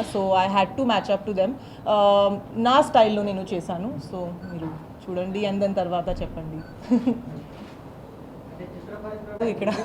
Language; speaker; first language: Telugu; non-native, learner; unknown